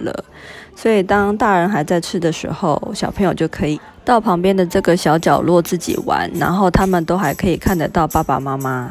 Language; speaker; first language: Chinese; native; Chinese